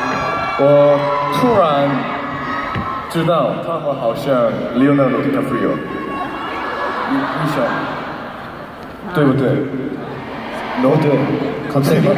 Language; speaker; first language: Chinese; non-native, learner; Korean